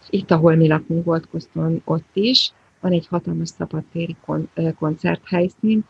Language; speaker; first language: Hungarian; native; Hungarian